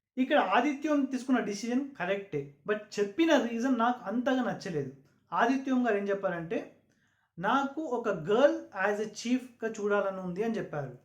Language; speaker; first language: Telugu; non-native, local second language; Urdu